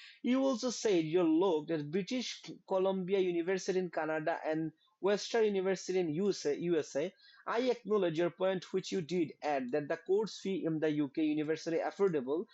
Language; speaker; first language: English; non-native, local second language; Bangla